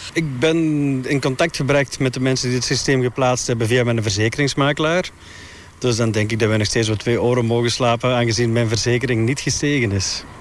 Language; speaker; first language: Dutch; native; Dutch